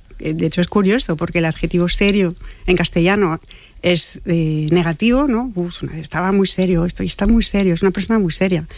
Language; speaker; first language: Spanish; non-native, fluent; French